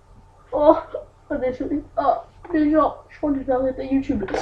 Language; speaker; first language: French; native; French